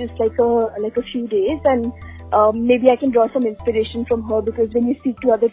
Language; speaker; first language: English; non-native, local second language; Hindi